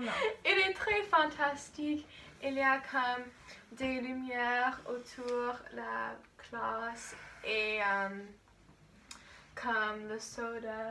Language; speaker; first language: French; non-native, learner; English